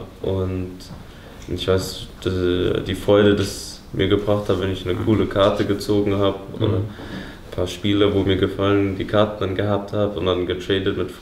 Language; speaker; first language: German; early bilingual, heritage; English